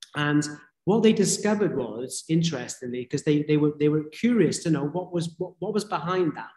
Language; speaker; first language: English; native; English